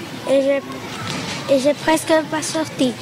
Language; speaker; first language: French; non-native, learner; Spanish